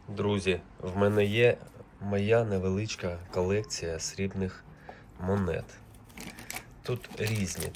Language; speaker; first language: Ukrainian; native; Ukrainian